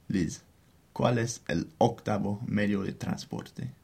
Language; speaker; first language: Spanish; non-native, fluent; English